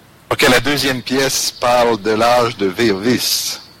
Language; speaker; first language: French; native; French